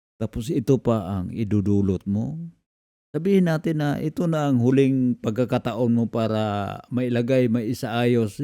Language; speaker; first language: Filipino; non-native, local second language; Cebuano